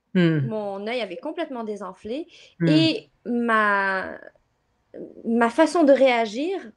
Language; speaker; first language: French; non-native, local second language; Arabic